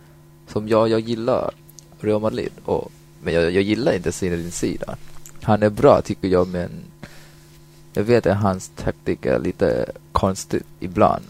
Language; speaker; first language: Swedish; non-native, fluent; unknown